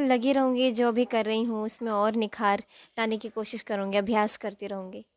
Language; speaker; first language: Hindi; non-native, local second language; Maithili